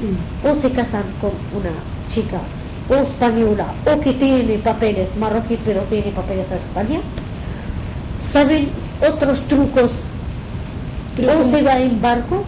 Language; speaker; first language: Spanish; non-native, fluent; Arabic